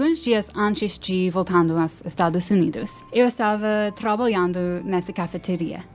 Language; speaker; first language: Portuguese; non-native, fluent; English